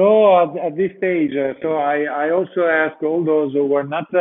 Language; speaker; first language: English; non-native, fluent; Italian